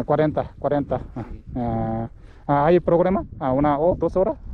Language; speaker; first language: Spanish; non-native, learner; Korean